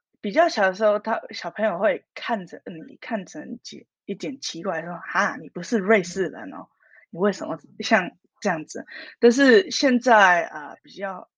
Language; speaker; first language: Chinese; early bilingual, heritage; Min Nan Chinese